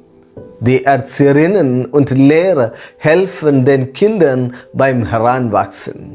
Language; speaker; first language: German; non-native, fluent; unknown